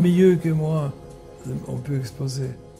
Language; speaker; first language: French; non-native, fluent; Russian